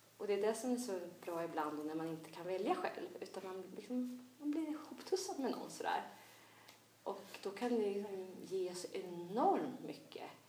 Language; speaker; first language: Swedish; native; Swedish